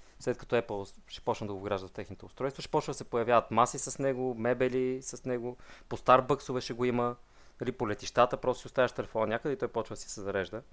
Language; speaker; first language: Bulgarian; native; Bulgarian